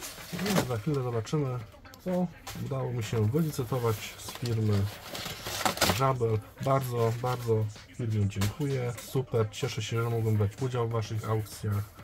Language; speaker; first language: Polish; native; Polish